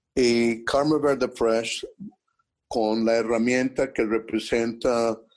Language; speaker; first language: Spanish; early bilingual, heritage; Spanish